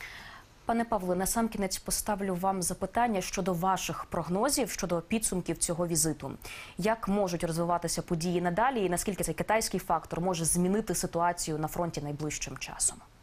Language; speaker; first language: Ukrainian; native; Ukrainian